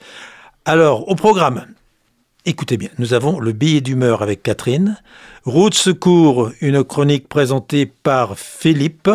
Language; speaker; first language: French; native; French